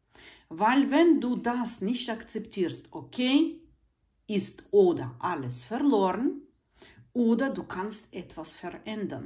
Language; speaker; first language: German; non-native, fluent; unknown